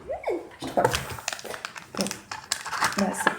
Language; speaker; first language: French; native; French